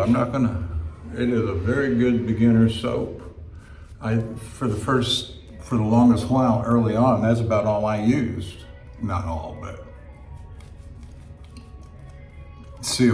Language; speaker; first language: English; native; English